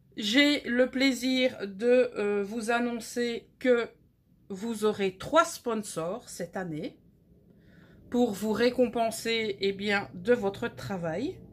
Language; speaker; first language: French; native; French